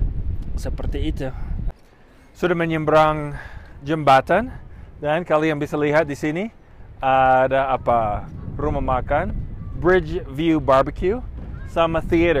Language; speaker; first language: Indonesian; non-native, fluent; English